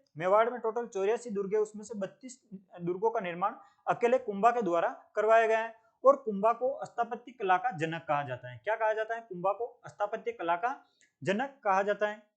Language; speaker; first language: Hindi; native; Hindi